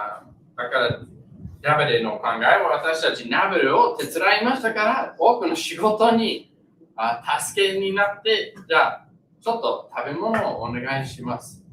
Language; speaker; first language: Japanese; non-native, learner; English